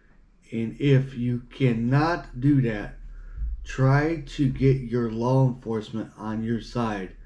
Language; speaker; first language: English; native; English